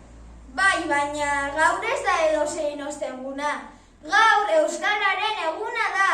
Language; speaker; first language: Basque; non-native, learner; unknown